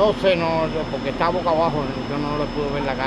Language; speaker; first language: Spanish; native; Spanish